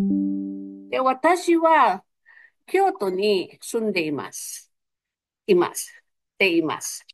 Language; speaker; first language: Japanese; non-native, fluent; Filipino